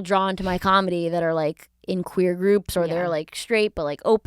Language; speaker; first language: English; native; English